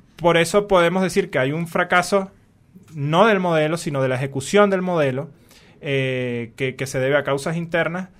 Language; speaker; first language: Spanish; native; Spanish